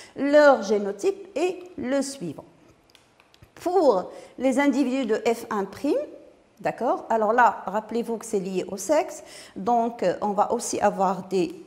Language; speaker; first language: French; non-native, local second language; Arabic